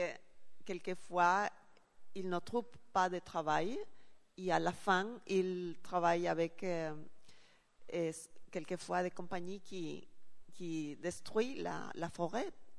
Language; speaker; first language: French; non-native, learner; Spanish